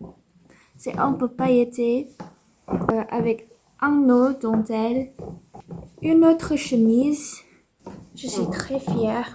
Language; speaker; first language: French; non-native, learner; Indonesian